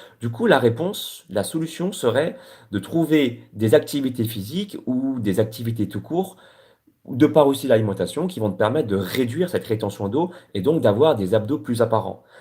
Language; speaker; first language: French; native; French